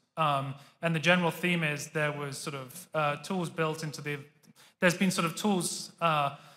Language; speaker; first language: English; native; English